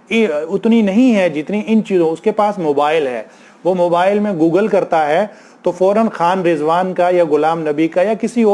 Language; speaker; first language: Urdu; native; Urdu